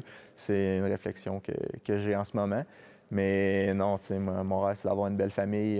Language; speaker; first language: French; native; French